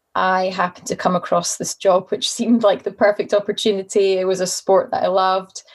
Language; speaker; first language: English; native; English